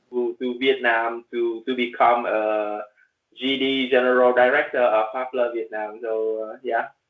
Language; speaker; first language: English; non-native, learner; Vietnamese